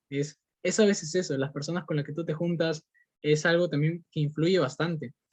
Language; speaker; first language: Spanish; native; Spanish